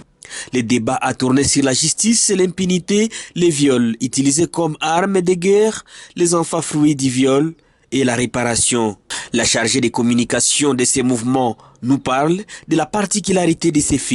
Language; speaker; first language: French; native; French